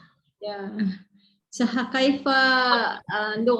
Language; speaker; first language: Arabic; non-native, learner; Malay